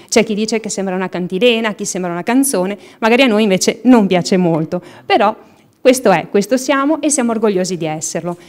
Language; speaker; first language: Italian; native; Italian